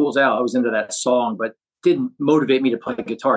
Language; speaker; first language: English; native; English